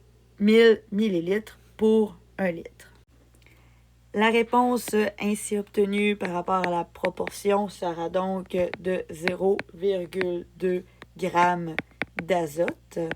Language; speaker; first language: French; native; French